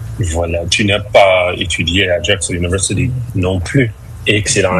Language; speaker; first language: French; non-native, fluent; English